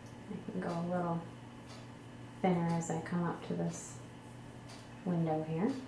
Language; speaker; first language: English; native; English